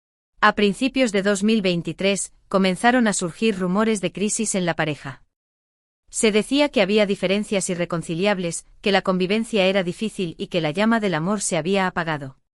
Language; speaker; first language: Spanish; native; Spanish